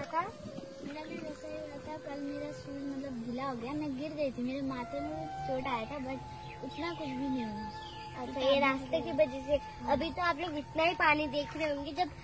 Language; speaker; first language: Hindi; non-native, local second language; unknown